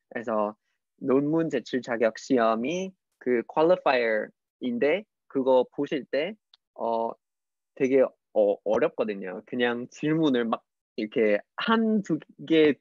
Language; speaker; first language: Korean; non-native, fluent; English